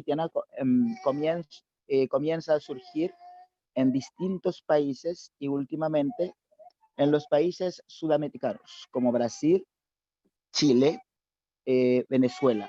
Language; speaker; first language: Spanish; non-native, fluent; Haitian Creole